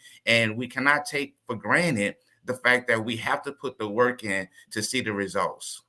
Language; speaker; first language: English; native; English